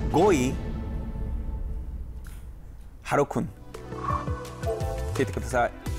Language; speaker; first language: Japanese; non-native, fluent; Korean